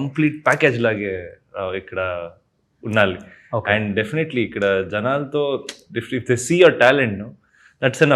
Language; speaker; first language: Telugu; non-native, fluent; Kannada